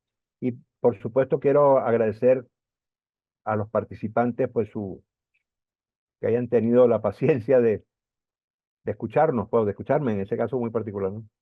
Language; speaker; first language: Spanish; native; Spanish